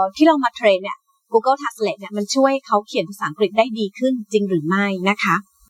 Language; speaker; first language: Thai; native; Thai